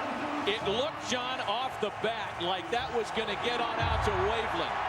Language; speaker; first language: English; native; English